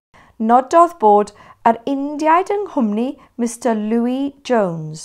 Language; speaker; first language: Welsh; non-native, fluent; English